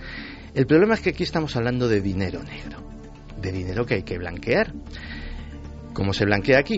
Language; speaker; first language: Spanish; native; Spanish